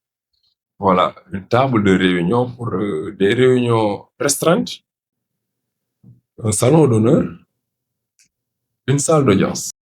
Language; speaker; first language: French; non-native, local second language; Wolof